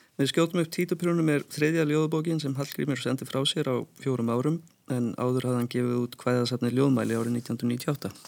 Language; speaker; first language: Icelandic; native; Icelandic